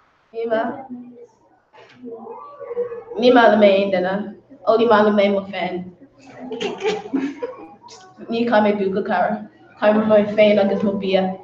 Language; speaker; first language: Irish; non-native, local second language; English